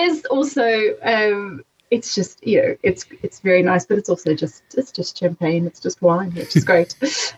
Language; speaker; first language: English; native; English